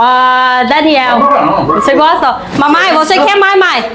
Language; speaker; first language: Portuguese; non-native, learner; Vietnamese